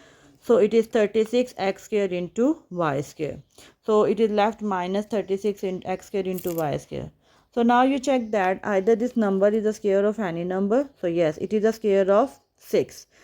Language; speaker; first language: English; non-native, local second language; Urdu